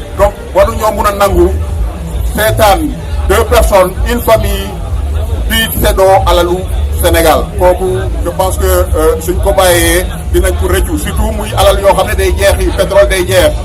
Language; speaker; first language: Wolof; non-native, local second language; Serer